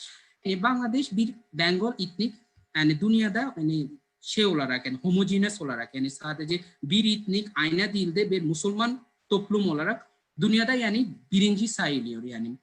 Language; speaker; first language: Turkish; non-native, learner; Bangla